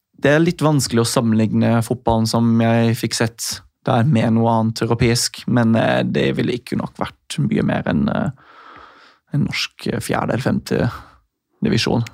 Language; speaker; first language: Norwegian; non-native, fluent; English